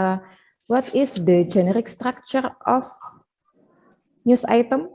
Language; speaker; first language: English; non-native, fluent; Indonesian